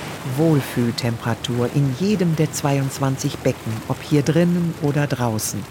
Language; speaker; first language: German; native; German